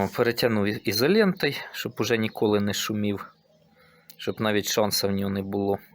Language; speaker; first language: Ukrainian; native; Ukrainian